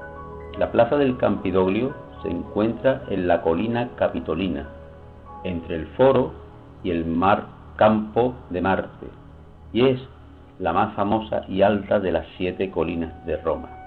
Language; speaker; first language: Spanish; native; Spanish